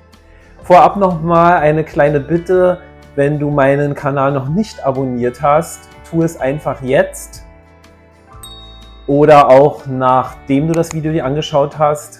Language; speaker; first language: German; native; German